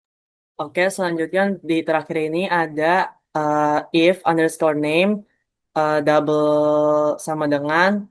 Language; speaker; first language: Indonesian; native; Indonesian